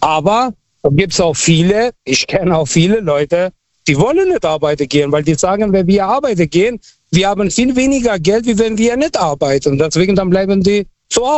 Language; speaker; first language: German; non-native, fluent; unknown